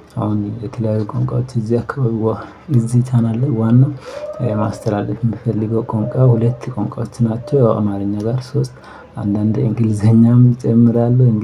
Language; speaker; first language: Amharic; non-native, local second language; Wolaytta